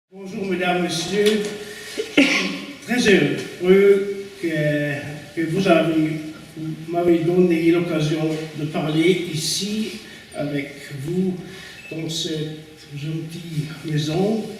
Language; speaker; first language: French; non-native, learner; German